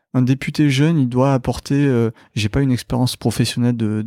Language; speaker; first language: French; native; French